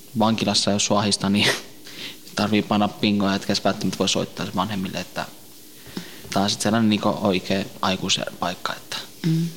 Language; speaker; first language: Finnish; early bilingual, other home language; Central Kurdish